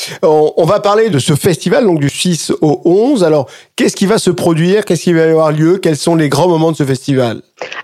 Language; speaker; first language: French; native; French